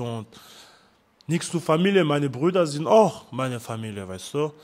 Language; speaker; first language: German; non-native, learner; French